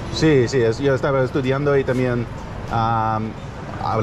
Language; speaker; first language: Spanish; non-native, learner; English